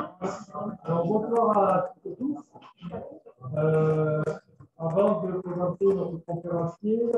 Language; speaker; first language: French; native; French